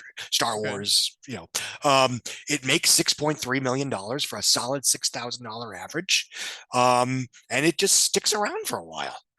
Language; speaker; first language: English; native; English